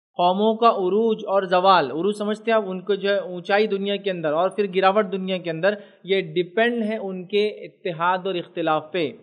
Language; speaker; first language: Urdu; native; Urdu